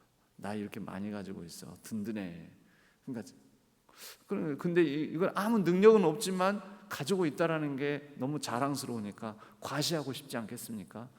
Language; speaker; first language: Korean; native; Korean